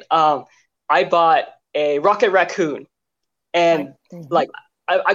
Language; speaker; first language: English; native; English